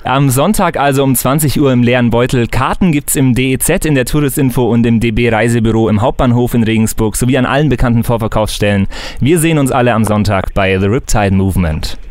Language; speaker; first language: German; native; German